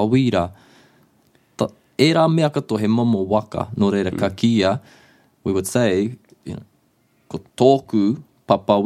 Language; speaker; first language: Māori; non-native, local second language; English